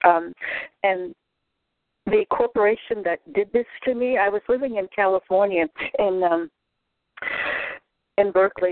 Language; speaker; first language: English; native; English